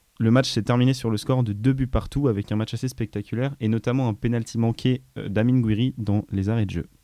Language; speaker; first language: French; native; French